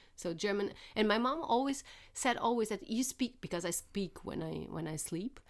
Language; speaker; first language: English; non-native, fluent; Portuguese